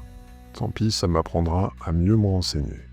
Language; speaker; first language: French; native; French